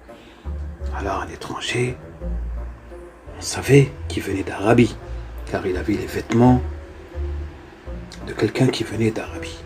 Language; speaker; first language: French; native; French